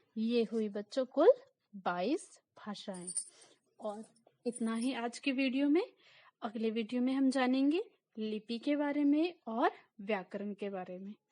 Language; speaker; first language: Hindi; native; Hindi